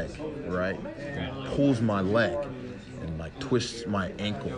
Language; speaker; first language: English; native; English